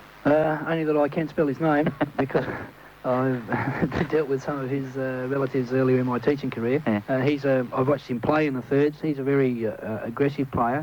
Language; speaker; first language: English; native; English